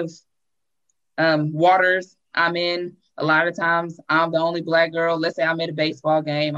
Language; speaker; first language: English; native; English